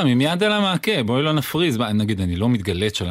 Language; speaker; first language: Hebrew; native; Hebrew